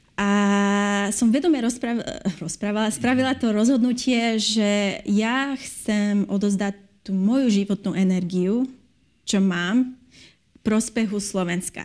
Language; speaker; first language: Slovak; early bilingual, heritage; Slovak